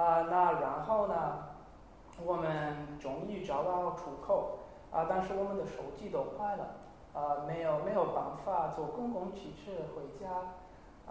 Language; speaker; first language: Chinese; non-native, learner; English